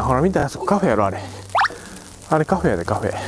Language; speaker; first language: Japanese; native; Japanese